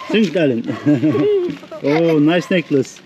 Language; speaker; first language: English; non-native, learner; Turkish